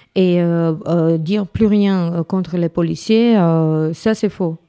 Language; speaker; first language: French; non-native, fluent; Romanian